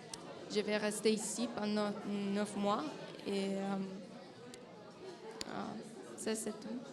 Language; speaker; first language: French; non-native, fluent; Italian